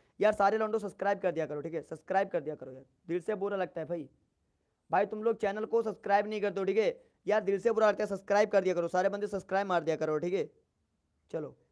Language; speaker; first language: Hindi; native; Hindi